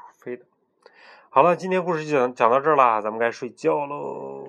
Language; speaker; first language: Chinese; native; Chinese